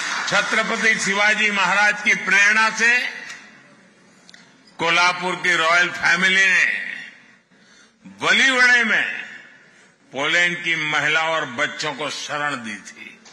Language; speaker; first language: Hindi; non-native, local second language; Gujarati